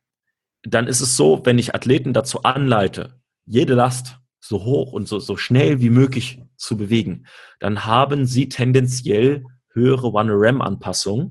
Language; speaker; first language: German; native; German